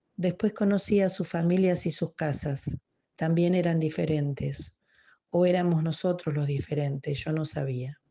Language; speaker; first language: Spanish; native; Spanish